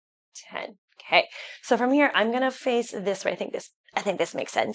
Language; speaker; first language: English; native; English